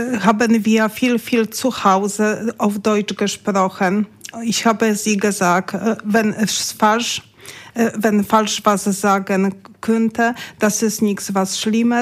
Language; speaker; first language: German; non-native, learner; Polish